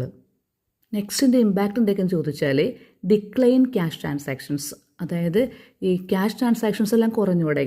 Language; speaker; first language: Malayalam; native; Malayalam